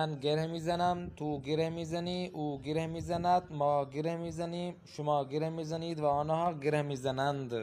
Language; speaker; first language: Persian; non-native, fluent; Urdu